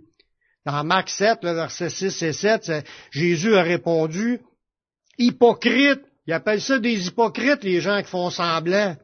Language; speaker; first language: French; native; French